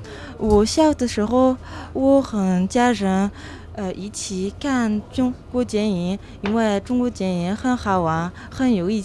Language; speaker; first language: Chinese; non-native, learner; French